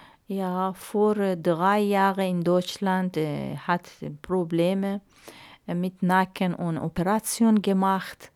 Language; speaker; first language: German; non-native, learner; Arabic